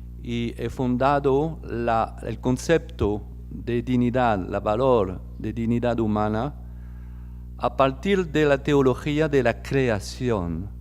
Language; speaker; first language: Spanish; non-native, fluent; French